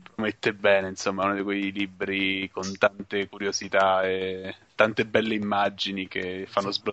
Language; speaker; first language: Italian; native; Italian